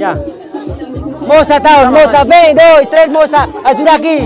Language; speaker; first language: Portuguese; non-native, learner; Vietnamese